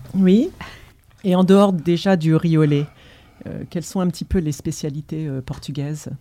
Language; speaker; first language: French; native; French